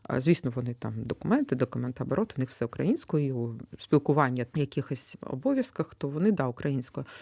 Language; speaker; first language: Ukrainian; native; Ukrainian